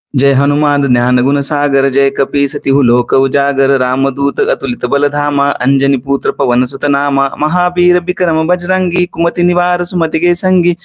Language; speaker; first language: Hindi; non-native, local second language; Marathi